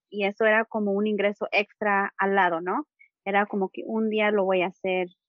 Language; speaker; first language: Spanish; early bilingual, heritage; Spanish